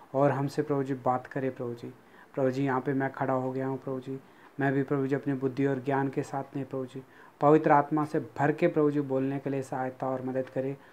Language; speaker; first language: Hindi; non-native, local second language; Telugu